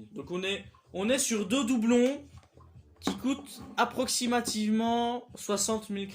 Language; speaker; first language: French; native; French